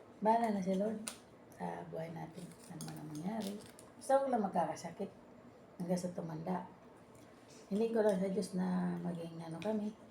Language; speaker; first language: Filipino; non-native, local second language; Bikol